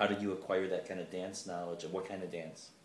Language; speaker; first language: English; native; English